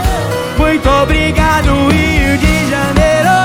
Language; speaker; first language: Portuguese; native; Portuguese